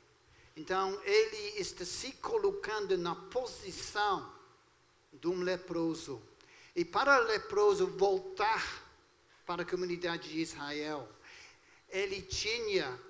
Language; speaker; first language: Portuguese; non-native, fluent; English